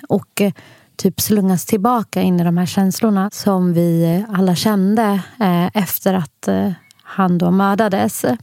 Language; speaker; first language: Swedish; early bilingual, other home language; Somali